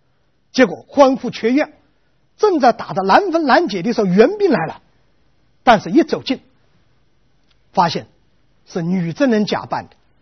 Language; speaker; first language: Chinese; native; Chinese